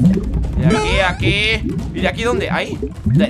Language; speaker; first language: Spanish; native; Spanish